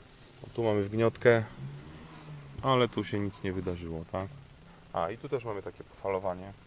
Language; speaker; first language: Polish; native; Polish